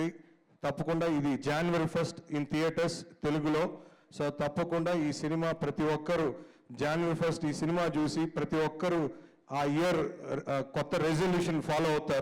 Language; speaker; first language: Telugu; native; Telugu